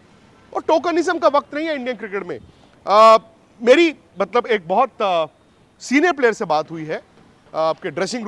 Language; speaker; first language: Hindi; native; Hindi